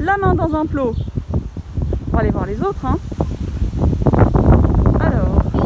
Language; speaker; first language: French; native; French